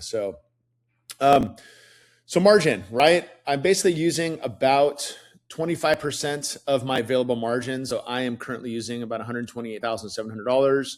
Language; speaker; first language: English; native; English